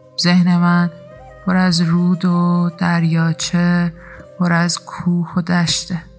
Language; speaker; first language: Persian; native; Persian